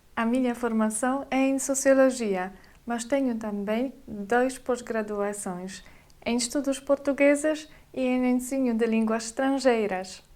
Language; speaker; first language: Portuguese; non-native, fluent; Polish